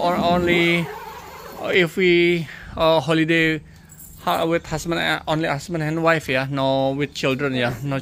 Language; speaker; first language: English; non-native, learner; Indonesian